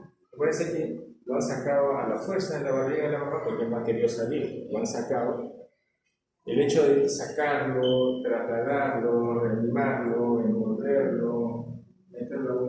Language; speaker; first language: Spanish; native; Spanish